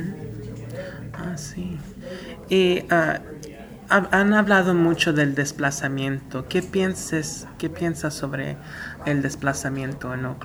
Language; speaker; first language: Spanish; early bilingual, heritage; Spanish